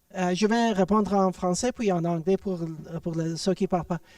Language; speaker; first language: French; non-native, learner; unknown